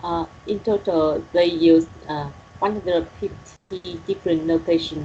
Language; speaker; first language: English; non-native, learner; Vietnamese